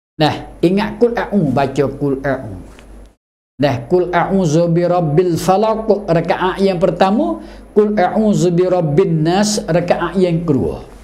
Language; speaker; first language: Malay; native; Malay